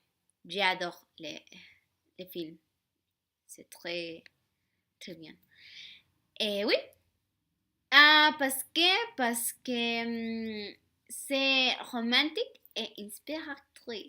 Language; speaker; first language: French; non-native, learner; Spanish